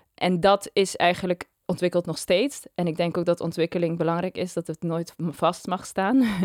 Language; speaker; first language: Dutch; non-native, local second language; Papiamento